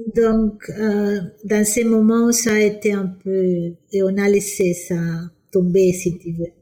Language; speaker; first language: French; non-native, fluent; Spanish